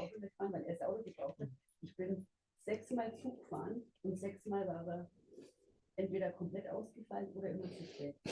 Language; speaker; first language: German; native; German